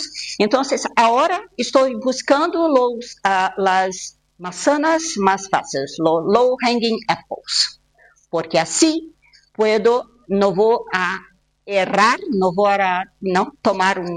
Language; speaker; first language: Spanish; non-native, fluent; Portuguese